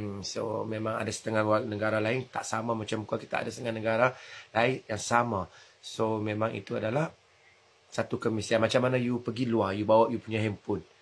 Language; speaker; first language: Malay; native; Malay